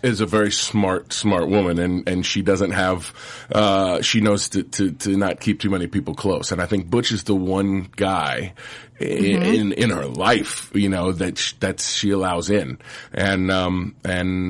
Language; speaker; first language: English; native; English